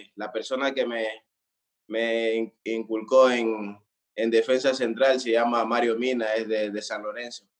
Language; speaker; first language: Spanish; native; Spanish